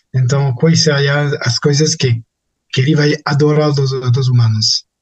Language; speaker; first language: Portuguese; non-native, fluent; French